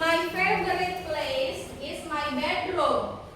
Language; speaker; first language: English; non-native, fluent; Indonesian